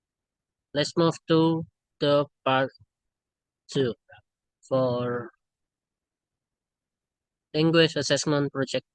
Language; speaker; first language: English; non-native, learner; Indonesian